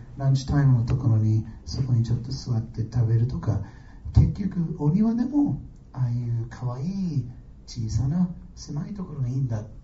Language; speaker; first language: Japanese; non-native, fluent; English